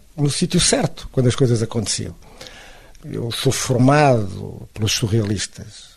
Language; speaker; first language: Portuguese; native; Portuguese